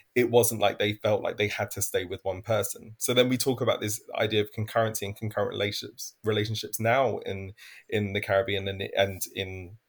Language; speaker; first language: English; native; English